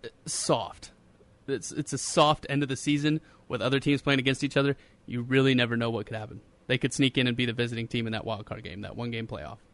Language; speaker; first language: English; native; English